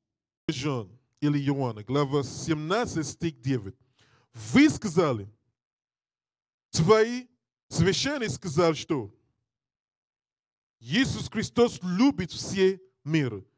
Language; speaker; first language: Russian; non-native, learner; English